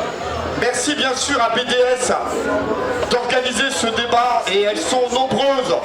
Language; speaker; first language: French; native; French